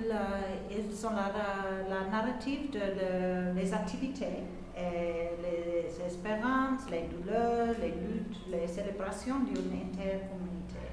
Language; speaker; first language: French; non-native, fluent; English